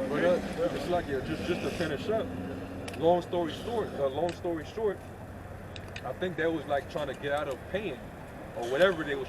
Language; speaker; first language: English; native; English